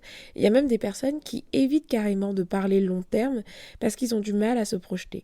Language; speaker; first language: French; native; French